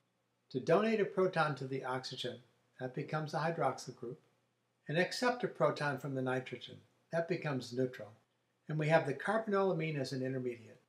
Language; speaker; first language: English; native; English